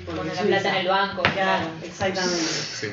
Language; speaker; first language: Spanish; native; Spanish